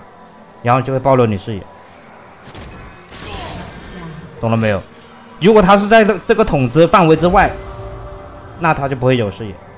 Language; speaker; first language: Chinese; native; Chinese